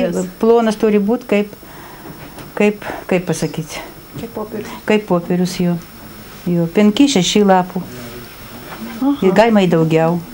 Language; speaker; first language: Lithuanian; non-native, local second language; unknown